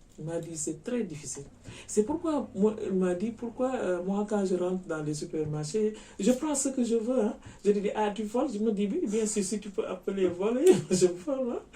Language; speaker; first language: French; non-native, local second language; Wolof